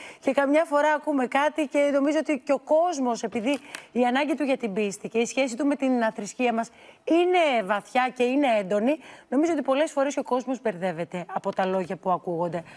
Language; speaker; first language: Greek; native; Greek